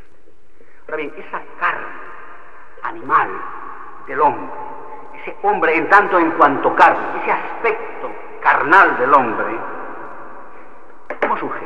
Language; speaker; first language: Spanish; native; Spanish